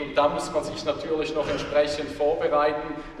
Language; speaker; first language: German; native; German